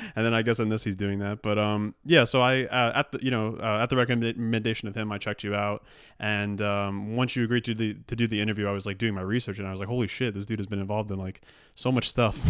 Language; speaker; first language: English; native; English